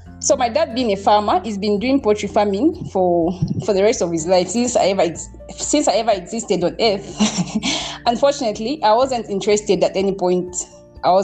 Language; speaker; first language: English; non-native, local second language; Bemba